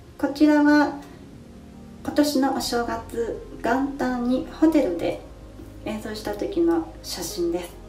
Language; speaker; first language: Japanese; native; Japanese